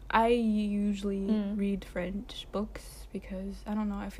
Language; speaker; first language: English; non-native, local second language; French